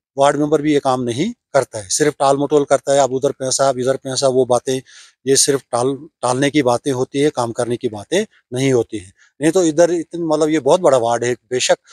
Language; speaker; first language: Hindi; non-native, local second language; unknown